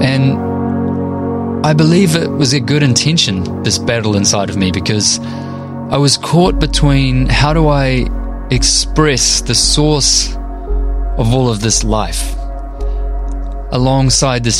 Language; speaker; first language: English; native; English